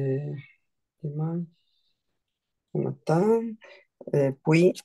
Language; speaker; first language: French; non-native, learner; Spanish